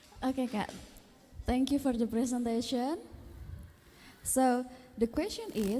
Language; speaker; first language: English; non-native, fluent; Indonesian